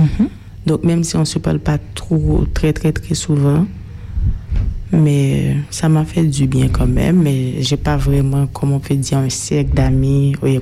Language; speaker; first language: French; non-native, local second language; Haitian Creole